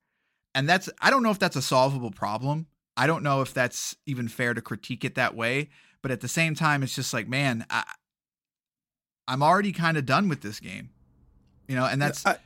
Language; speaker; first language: English; native; English